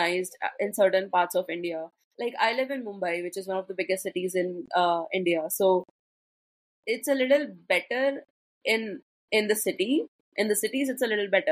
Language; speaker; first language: English; non-native, local second language; Hindi